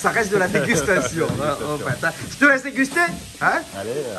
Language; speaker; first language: French; native; French